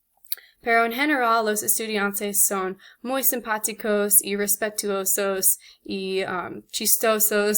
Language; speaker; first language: Spanish; non-native, learner; English